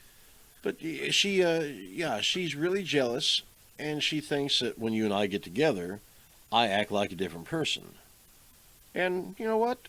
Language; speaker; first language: English; native; English